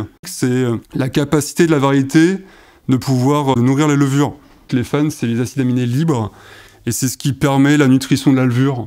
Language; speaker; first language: French; native; French